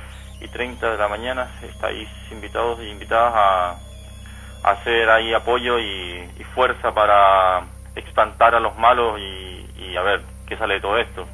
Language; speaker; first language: Spanish; native; Spanish